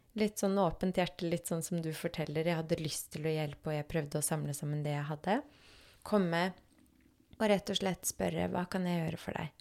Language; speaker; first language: Norwegian; early bilingual, other home language; Polish